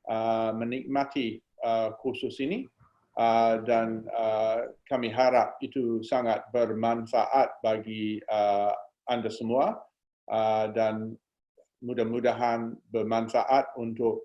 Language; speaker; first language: Indonesian; non-native, fluent; English